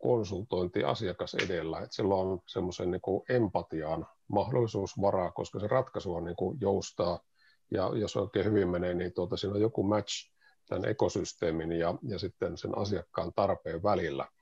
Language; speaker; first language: Finnish; native; Finnish